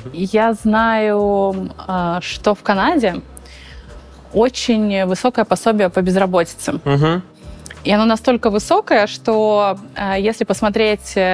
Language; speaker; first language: Russian; native; Russian